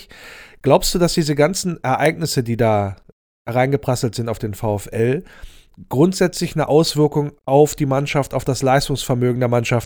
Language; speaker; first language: German; native; German